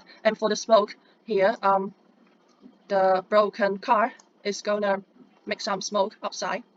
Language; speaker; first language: English; non-native, fluent; Chinese